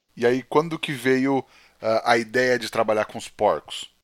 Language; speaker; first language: Portuguese; native; Portuguese